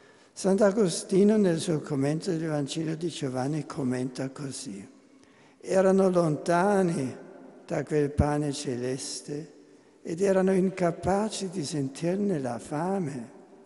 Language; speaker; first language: Italian; non-native, fluent; German